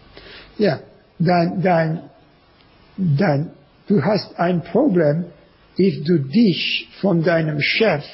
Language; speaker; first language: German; non-native, learner; French